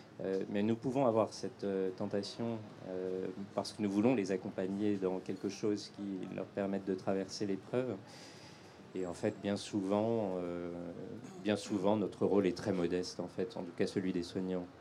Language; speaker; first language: French; native; French